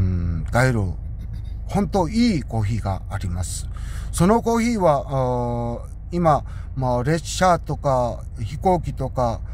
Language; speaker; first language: Japanese; non-native, learner; Korean